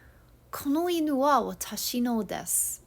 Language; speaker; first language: Japanese; non-native, fluent; English